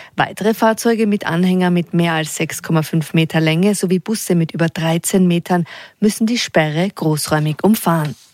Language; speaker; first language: German; native; German